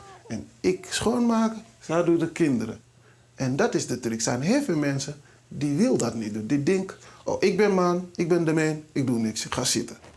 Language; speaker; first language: Dutch; non-native, learner; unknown